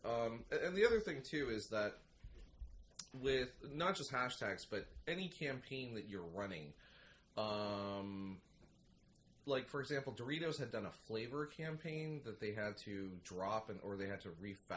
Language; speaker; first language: English; native; English